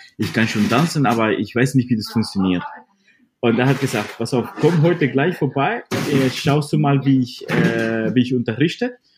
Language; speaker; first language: German; non-native, fluent; Spanish